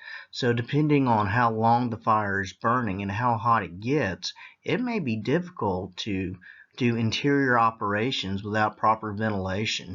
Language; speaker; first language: English; native; English